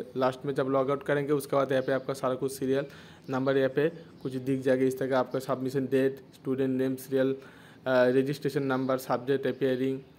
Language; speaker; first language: Hindi; non-native, local second language; Bangla